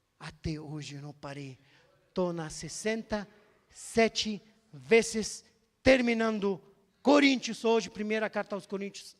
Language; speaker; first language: Portuguese; non-native, fluent; Arabic